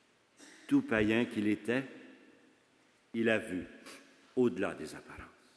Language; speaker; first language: French; native; French